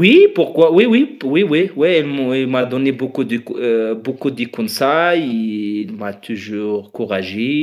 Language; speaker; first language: French; non-native, learner; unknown